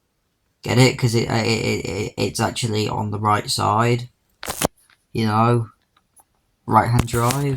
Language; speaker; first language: English; native; English